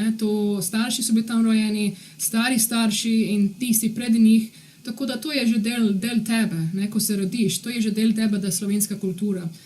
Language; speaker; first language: Slovenian; early bilingual, heritage; Slovenian